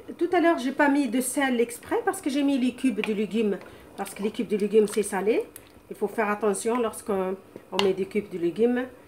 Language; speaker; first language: French; non-native, local second language; Arabic